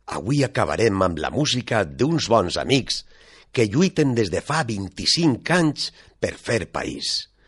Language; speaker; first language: Catalan; non-native, local second language; Spanish